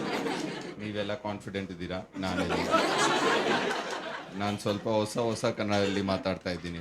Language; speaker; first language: Kannada; non-native, learner; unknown